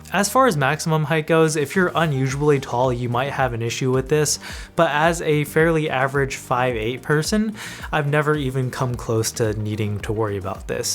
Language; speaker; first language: English; native; English